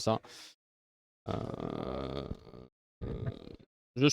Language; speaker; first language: French; native; French